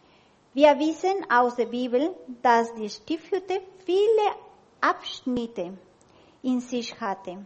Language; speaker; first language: German; non-native, learner; Spanish